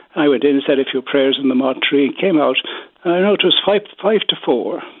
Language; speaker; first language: English; native; English